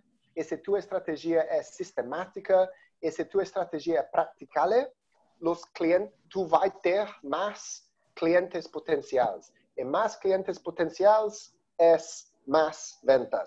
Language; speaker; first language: Spanish; non-native, learner; Portuguese